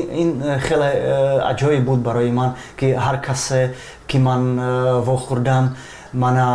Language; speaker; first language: Persian; non-native, fluent; Czech